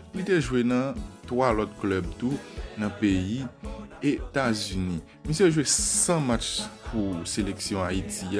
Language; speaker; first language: French; non-native, learner; Haitian Creole